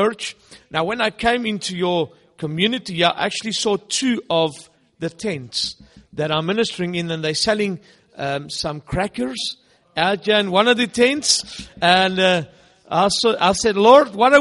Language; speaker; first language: English; non-native, local second language; Afrikaans